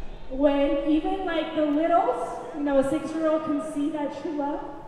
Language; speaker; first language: English; early bilingual, other home language; Spanish